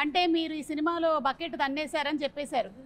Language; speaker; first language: Telugu; native; Telugu